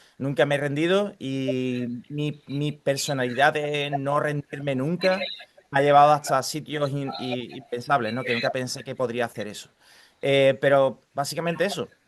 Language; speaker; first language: Spanish; native; Spanish